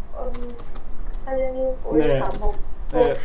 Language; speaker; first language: Korean; non-native, learner; Vietnamese